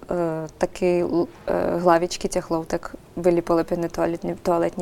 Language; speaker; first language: Czech; non-native, fluent; Russian